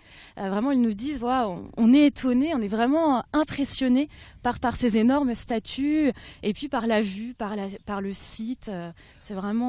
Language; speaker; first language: French; native; French